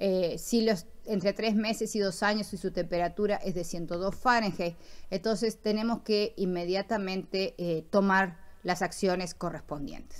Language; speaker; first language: Spanish; native; Spanish